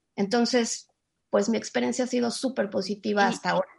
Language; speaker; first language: Spanish; native; Spanish